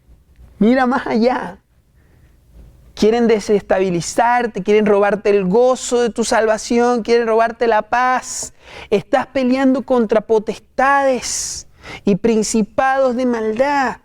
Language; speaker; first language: Spanish; native; Spanish